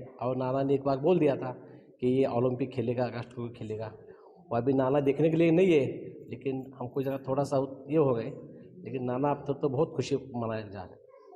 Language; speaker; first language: Hindi; non-native, local second language; Marathi